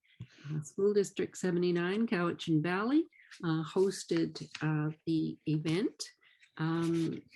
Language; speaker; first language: English; native; English